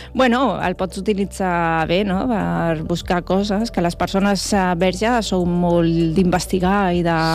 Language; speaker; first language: Catalan; non-native, local second language; Spanish